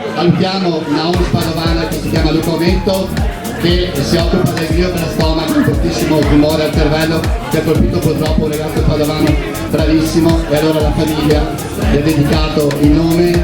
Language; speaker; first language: Italian; native; Italian